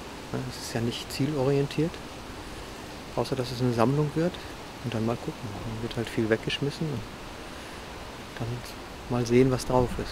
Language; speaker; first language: German; native; German